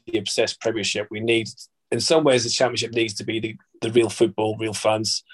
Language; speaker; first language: English; native; English